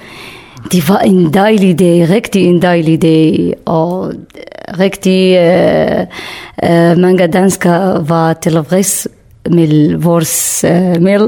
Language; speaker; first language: Danish; non-native, learner; Kurdish